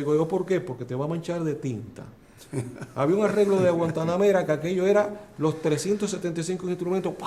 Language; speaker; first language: Spanish; native; Spanish